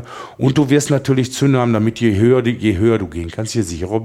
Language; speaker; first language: German; native; German